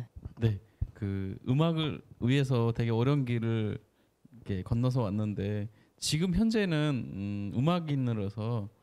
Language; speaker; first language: Korean; non-native, fluent; Bangla